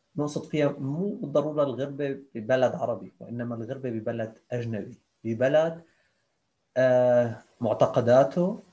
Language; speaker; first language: Arabic; native; Arabic